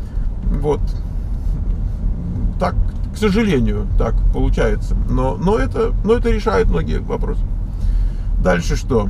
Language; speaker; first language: Russian; native; Russian